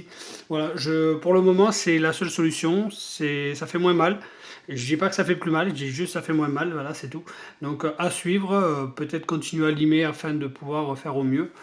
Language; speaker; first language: French; native; French